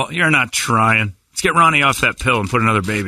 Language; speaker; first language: English; native; English